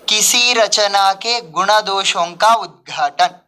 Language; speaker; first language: Hindi; non-native, local second language; Telugu